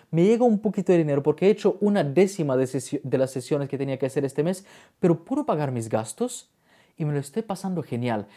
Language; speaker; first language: Spanish; non-native, fluent; Bulgarian